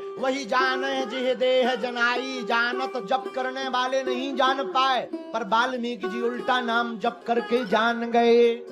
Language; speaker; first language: Hindi; native; Hindi